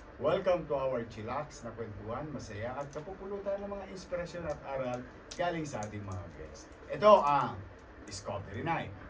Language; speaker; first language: Filipino; native; Filipino